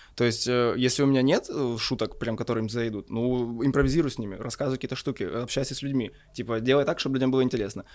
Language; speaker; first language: Russian; native; Russian